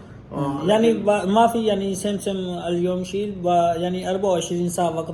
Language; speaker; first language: Arabic; non-native, learner; Urdu